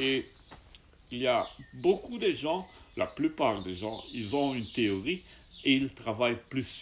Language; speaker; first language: French; non-native, learner; Czech